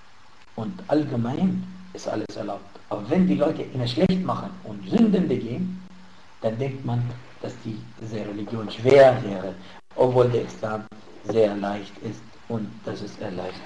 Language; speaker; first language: German; non-native, fluent; Arabic